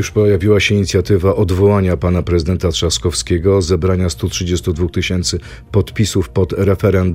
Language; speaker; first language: Polish; native; Polish